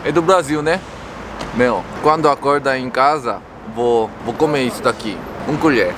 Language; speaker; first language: Portuguese; non-native, learner; Korean